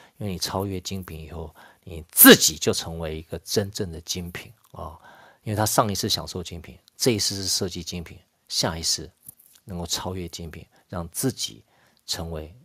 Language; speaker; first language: Chinese; native; Chinese